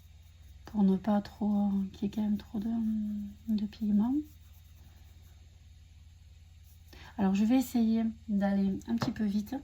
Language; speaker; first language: French; native; French